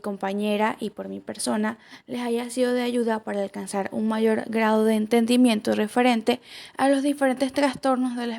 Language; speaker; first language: Spanish; native; Spanish